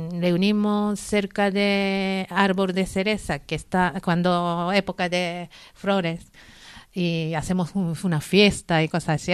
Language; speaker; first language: Spanish; non-native, learner; Japanese